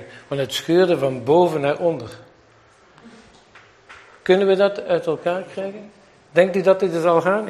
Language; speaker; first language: Dutch; native; Dutch